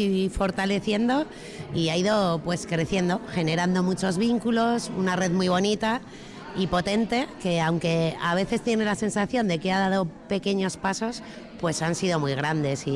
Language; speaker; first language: Spanish; native; Spanish